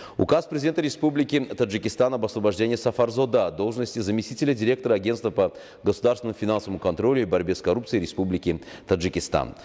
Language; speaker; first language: Russian; non-native, local second language; Tajik